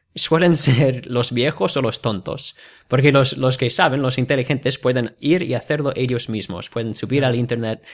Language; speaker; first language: Spanish; non-native, fluent; English